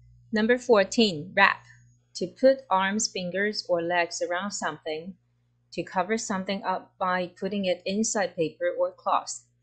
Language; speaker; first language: English; non-native, fluent; Chinese